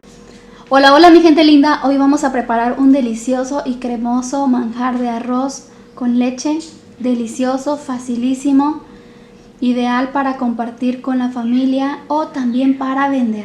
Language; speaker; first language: Spanish; native; Spanish